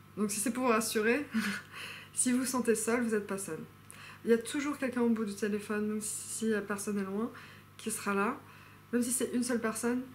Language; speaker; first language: French; non-native, fluent; English